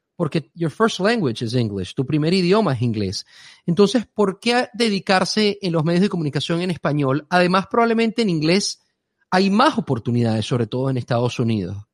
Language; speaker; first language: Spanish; native; Spanish